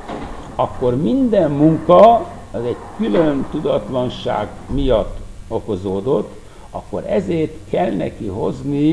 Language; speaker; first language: Hungarian; non-native, fluent; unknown